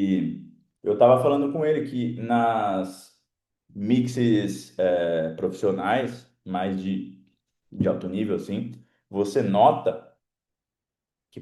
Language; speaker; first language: Portuguese; native; Portuguese